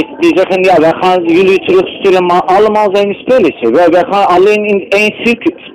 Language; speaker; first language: Dutch; non-native, learner; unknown